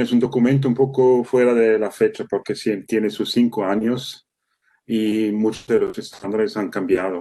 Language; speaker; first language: Spanish; non-native, fluent; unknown